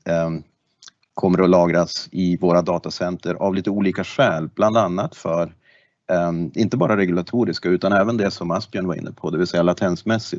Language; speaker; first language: Swedish; native; Swedish